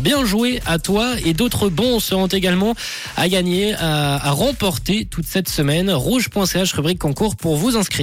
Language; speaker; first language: French; native; French